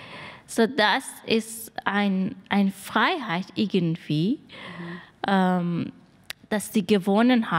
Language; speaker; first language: German; non-native, learner; Persian